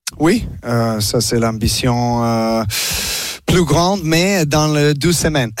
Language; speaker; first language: French; non-native, learner; Serbian